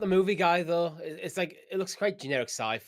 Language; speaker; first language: English; native; English